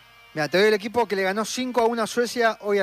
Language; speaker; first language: Spanish; native; Spanish